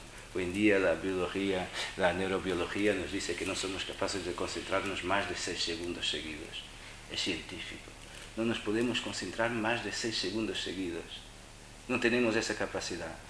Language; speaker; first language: Spanish; non-native, fluent; Portuguese